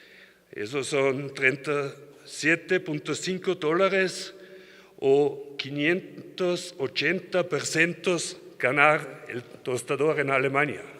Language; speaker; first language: Spanish; non-native, learner; German